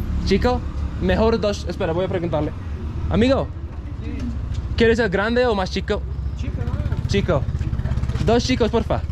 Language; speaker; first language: Spanish; non-native, fluent; English